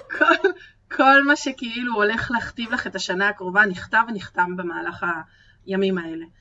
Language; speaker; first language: Hebrew; native; Hebrew